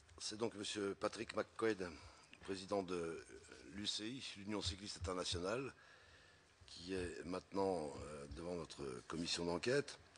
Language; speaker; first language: French; native; French